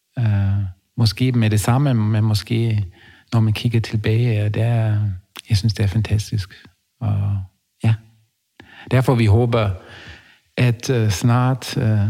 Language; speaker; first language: Danish; non-native, fluent; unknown